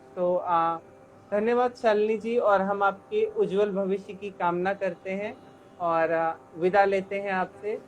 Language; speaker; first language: Hindi; native; Hindi